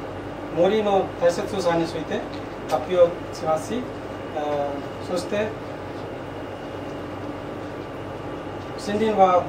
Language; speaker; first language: Japanese; non-native, learner; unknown